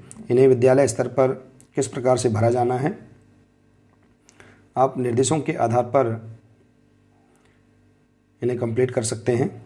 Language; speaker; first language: Hindi; native; Hindi